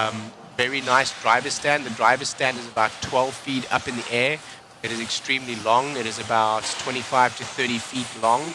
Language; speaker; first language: English; native; English